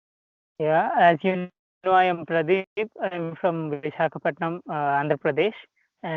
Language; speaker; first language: English; non-native, local second language; Telugu